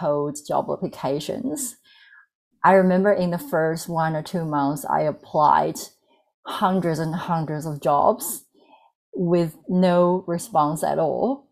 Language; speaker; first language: English; non-native, fluent; Chinese